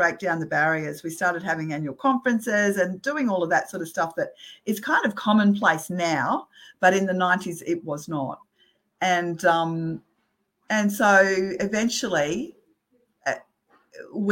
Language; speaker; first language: English; native; English